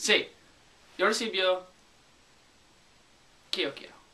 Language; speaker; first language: Spanish; non-native, learner; English